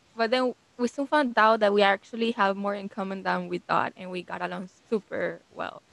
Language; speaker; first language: English; non-native, fluent; Spanish